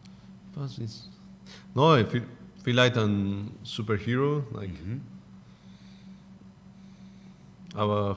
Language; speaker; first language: German; non-native, learner; Spanish